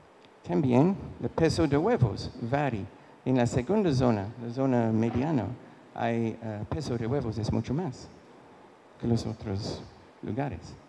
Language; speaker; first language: Spanish; non-native, fluent; English